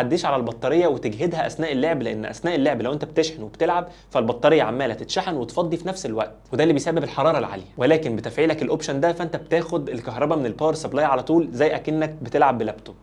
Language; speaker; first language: Arabic; native; Arabic